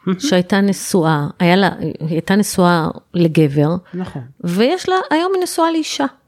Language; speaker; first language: Hebrew; native; Hebrew